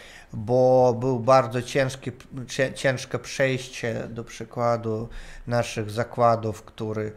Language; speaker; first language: Polish; non-native, learner; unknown